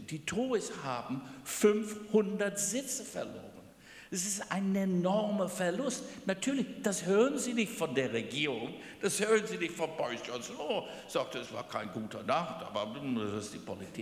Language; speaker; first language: German; non-native, fluent; English